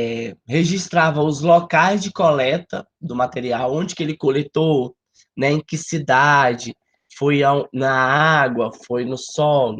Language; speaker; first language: Portuguese; native; Portuguese